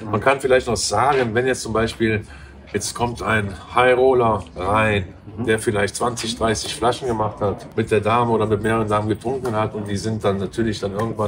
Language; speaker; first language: German; native; German